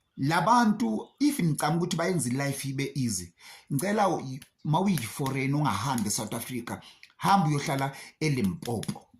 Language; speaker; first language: Zulu; native; Zulu